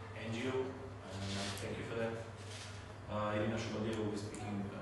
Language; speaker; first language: English; non-native, fluent; Macedonian